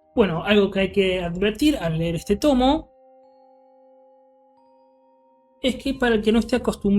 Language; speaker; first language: Spanish; native; Spanish